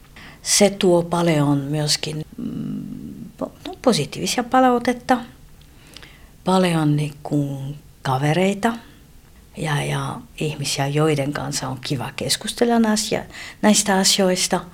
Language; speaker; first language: Finnish; non-native, fluent; French